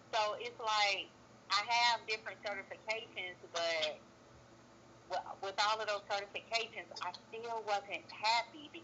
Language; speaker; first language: English; native; English